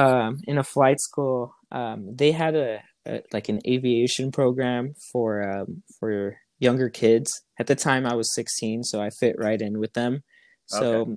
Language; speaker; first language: English; native; English